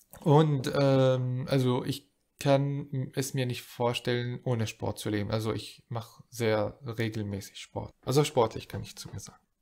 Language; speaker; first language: German; non-native, fluent; Arabic